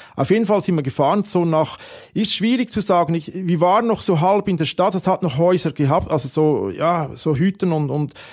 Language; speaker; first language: German; native; German